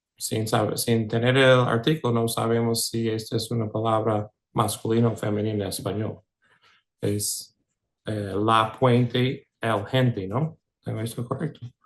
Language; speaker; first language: Spanish; non-native, fluent; English